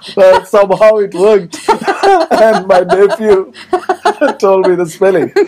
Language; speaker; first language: English; non-native, local second language; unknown